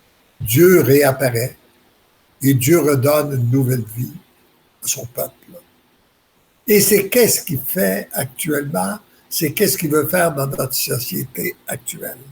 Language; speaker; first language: French; native; French